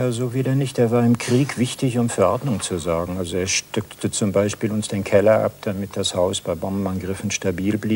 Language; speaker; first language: German; native; German